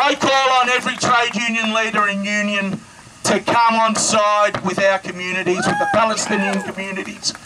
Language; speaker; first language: English; native; English